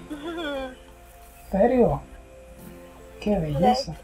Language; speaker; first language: Spanish; non-native, fluent; Haitian Creole